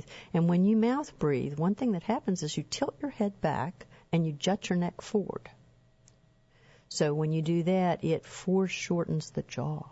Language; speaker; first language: English; native; English